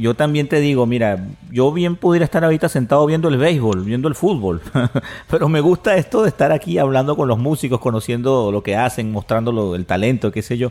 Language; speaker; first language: Spanish; native; Spanish